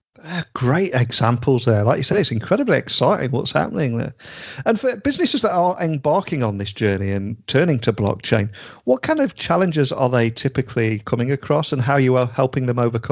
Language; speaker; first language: English; native; English